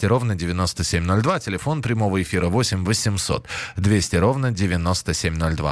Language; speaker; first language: Russian; native; Russian